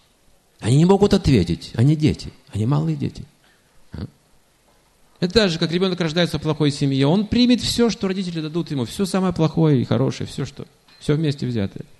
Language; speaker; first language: Russian; native; Russian